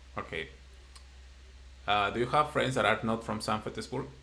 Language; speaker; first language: English; non-native, fluent; Spanish